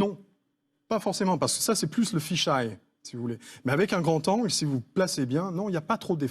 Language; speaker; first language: French; native; French